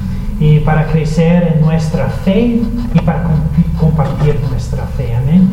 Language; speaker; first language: Spanish; non-native, learner; English